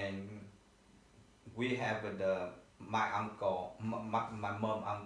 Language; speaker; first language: English; non-native, learner; Vietnamese